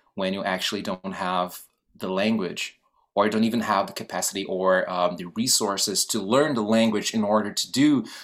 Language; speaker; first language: English; non-native, fluent; Portuguese